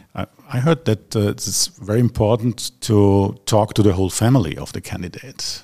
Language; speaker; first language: English; non-native, fluent; German